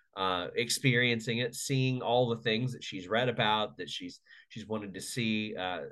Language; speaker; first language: English; native; English